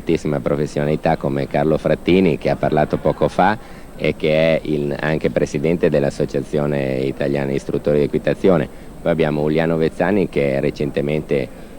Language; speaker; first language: Italian; native; Italian